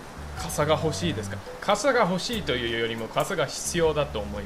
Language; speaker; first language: Japanese; non-native, fluent; English